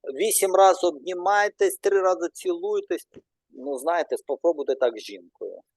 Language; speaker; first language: Ukrainian; non-native, local second language; Russian